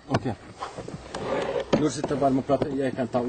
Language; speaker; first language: Norwegian; non-native, learner; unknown